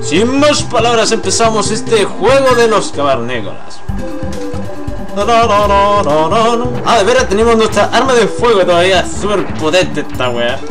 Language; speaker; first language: Spanish; native; Spanish